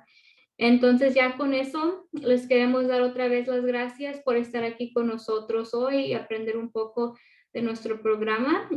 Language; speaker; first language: Spanish; early bilingual, other home language; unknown